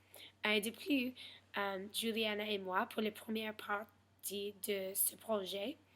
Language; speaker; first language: French; non-native, learner; English